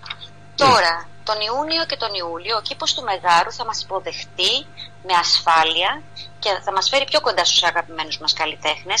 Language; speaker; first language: Greek; native; Greek